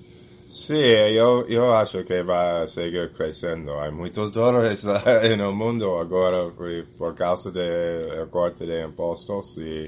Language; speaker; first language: Portuguese; non-native, fluent; English